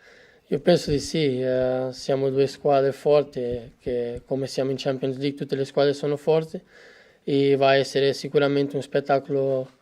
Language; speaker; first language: Italian; non-native, fluent; Portuguese